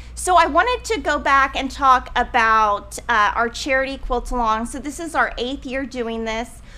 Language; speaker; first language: English; native; English